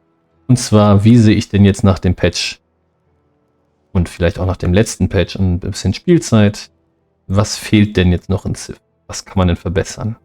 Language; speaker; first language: German; native; German